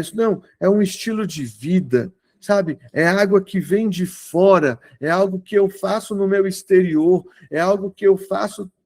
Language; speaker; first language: Portuguese; native; Portuguese